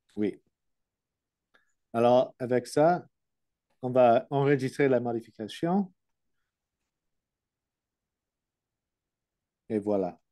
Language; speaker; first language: French; non-native, learner; English